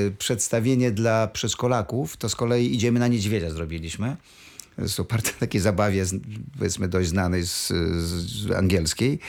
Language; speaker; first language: Polish; native; Polish